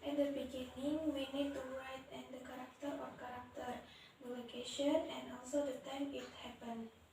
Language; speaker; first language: English; non-native, learner; Indonesian